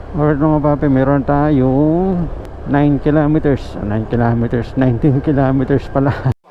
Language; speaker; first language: Filipino; native; Filipino